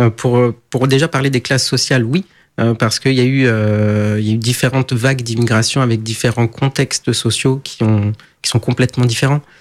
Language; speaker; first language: French; early bilingual, other home language; Portuguese